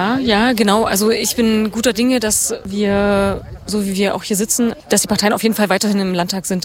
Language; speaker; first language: German; native; German